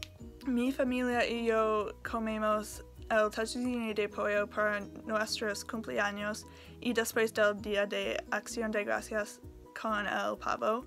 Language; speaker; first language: Spanish; non-native, learner; English